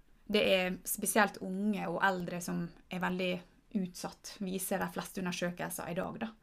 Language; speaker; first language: Norwegian; native; Norwegian